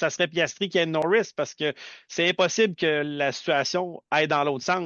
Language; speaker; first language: French; native; French